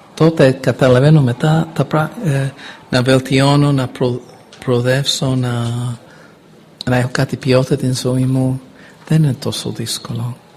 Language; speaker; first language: Greek; non-native, fluent; English